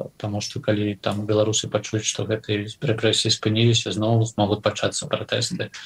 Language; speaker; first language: Belarusian; non-native, local second language; Russian